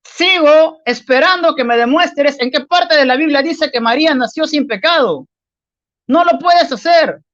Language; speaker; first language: Spanish; native; Spanish